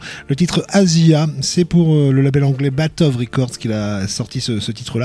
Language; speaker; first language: French; native; French